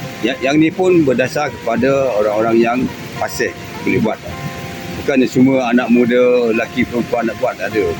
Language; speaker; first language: Malay; non-native, local second language; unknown